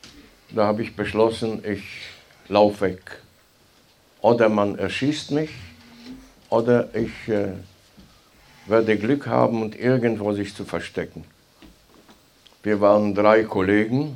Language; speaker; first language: German; non-native, fluent; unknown